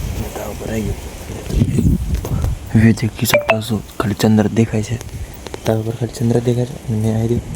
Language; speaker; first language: Gujarati; non-native, local second language; Rathawi